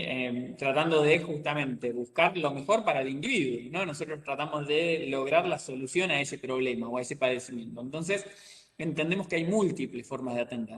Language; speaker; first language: Spanish; native; Spanish